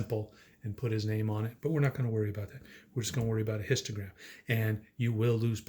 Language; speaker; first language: English; native; English